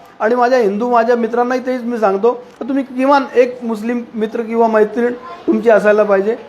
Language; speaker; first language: Marathi; non-native, local second language; Urdu